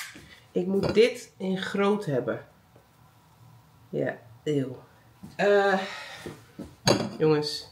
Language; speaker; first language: Dutch; native; Dutch